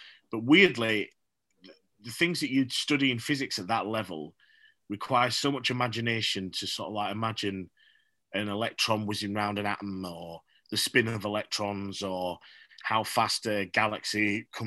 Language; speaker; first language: English; native; English